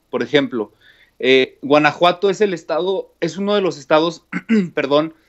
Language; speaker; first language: Spanish; native; Spanish